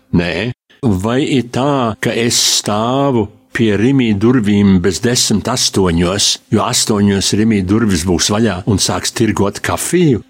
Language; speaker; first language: Latvian; early bilingual, heritage; Latvian